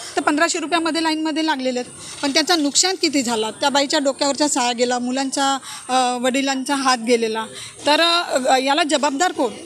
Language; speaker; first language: Marathi; native; Marathi